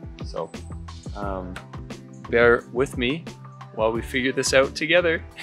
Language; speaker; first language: English; native; English